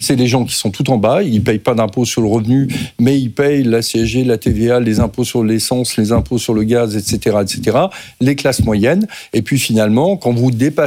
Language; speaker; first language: French; native; French